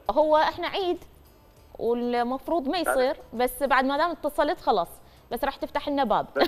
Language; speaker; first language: Arabic; native; Arabic